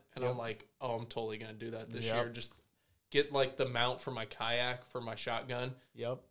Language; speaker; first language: English; native; English